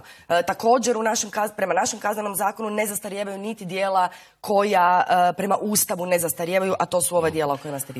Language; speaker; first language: Croatian; native; Croatian